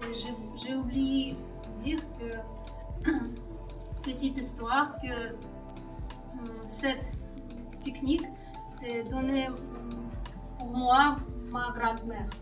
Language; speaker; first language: French; non-native, learner; Kazakh